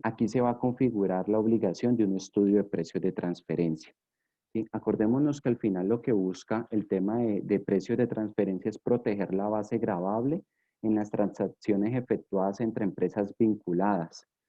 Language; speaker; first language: Spanish; native; Spanish